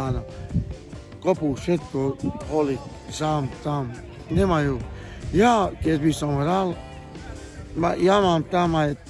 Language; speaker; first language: Slovak; non-native, local second language; Hungarian